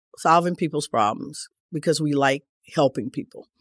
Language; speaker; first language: English; native; English